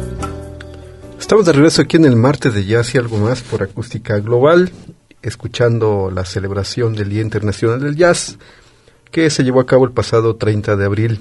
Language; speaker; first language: Spanish; native; Spanish